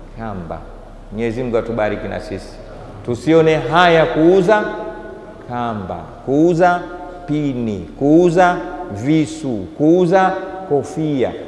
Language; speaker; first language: Swahili; native; Swahili